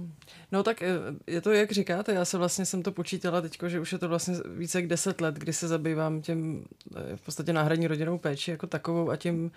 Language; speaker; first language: Czech; native; Czech